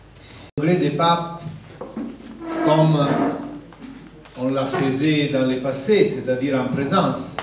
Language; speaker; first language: French; non-native, fluent; Italian